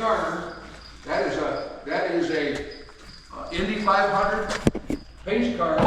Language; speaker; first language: English; native; English